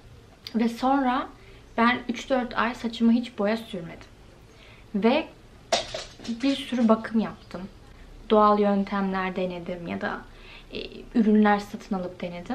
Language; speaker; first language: Turkish; native; Turkish